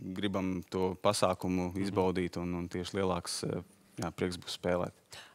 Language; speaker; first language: Latvian; native; Latvian